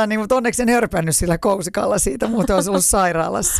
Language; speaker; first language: Finnish; native; Finnish